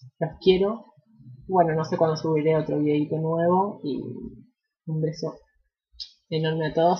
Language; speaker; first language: Spanish; native; Spanish